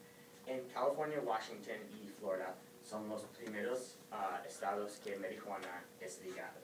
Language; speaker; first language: Spanish; non-native, learner; English